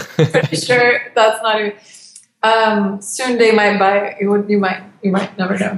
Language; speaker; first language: English; non-native, fluent; Turkish